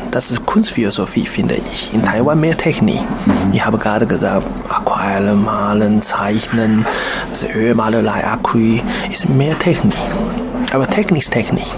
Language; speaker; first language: German; non-native, learner; Chinese